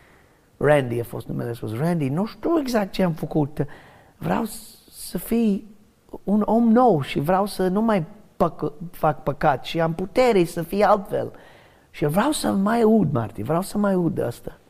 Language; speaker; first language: Romanian; non-native, learner; English